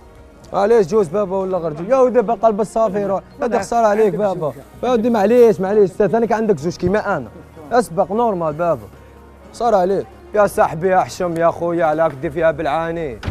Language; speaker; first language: Arabic; native; Arabic